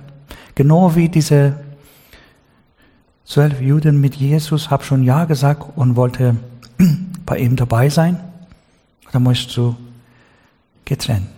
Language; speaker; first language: German; non-native, learner; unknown